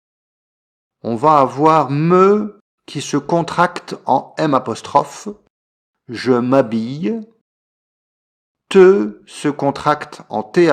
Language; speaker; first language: French; native; French